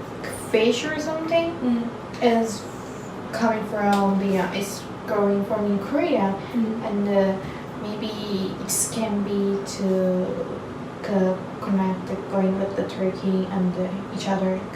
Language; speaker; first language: English; non-native, learner; Turkish